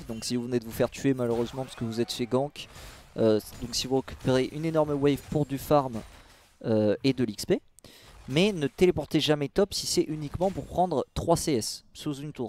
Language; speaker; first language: French; native; French